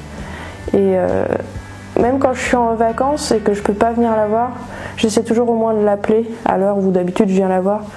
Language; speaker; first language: French; native; French